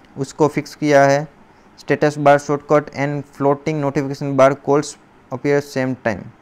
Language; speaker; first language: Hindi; non-native, local second language; Gujarati